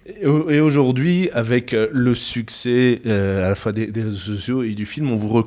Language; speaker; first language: French; native; French